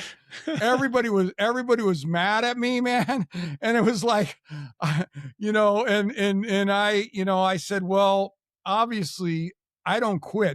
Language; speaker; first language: English; native; English